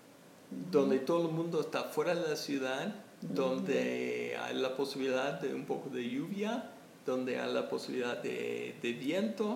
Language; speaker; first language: Spanish; non-native, fluent; English